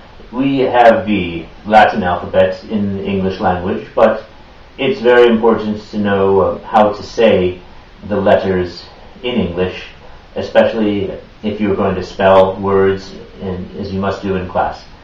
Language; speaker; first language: English; native; English